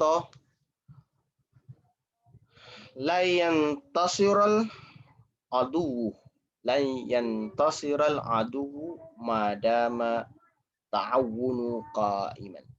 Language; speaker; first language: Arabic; non-native, fluent; Indonesian